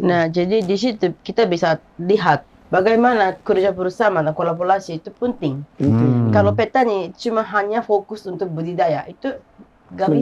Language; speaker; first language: Indonesian; non-native, fluent; Japanese